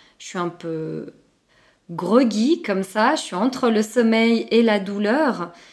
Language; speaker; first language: French; early bilingual, other home language; Arabic